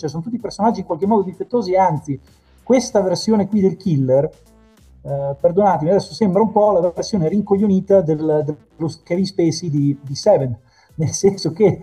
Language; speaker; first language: Italian; native; Italian